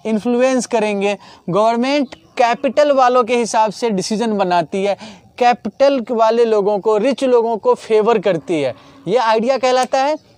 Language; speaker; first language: Hindi; native; Hindi